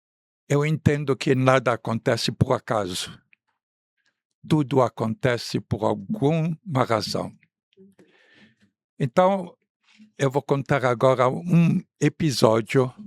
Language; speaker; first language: Portuguese; non-native, fluent; Arabic